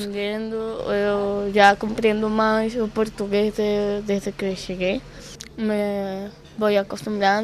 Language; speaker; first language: Portuguese; non-native, learner; Spanish